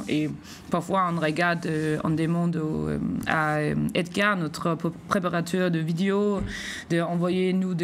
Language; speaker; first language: French; non-native, fluent; Danish